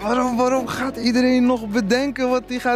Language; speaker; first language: Dutch; native; Dutch